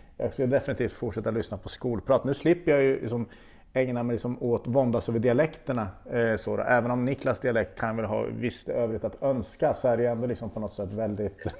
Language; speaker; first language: Swedish; native; Swedish